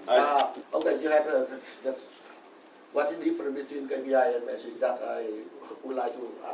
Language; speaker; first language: English; non-native, learner; Vietnamese